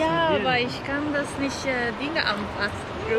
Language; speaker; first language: German; non-native, learner; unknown